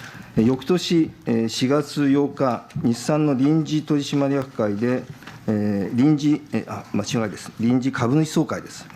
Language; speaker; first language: Japanese; native; Japanese